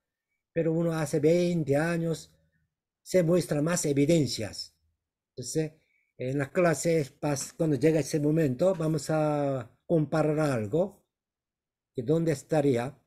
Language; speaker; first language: Spanish; non-native, learner; Korean